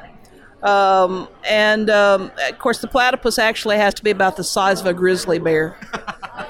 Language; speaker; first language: English; native; English